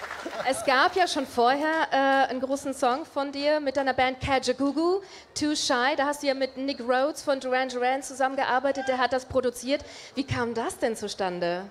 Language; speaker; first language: German; native; German